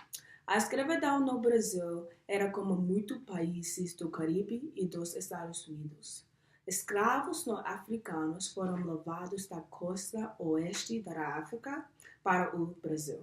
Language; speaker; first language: Portuguese; non-native, learner; English